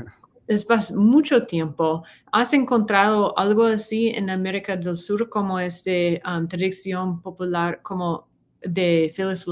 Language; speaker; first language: Spanish; non-native, learner; English